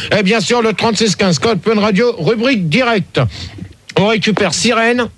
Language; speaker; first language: French; native; French